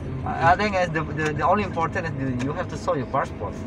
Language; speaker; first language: English; non-native, learner; Indonesian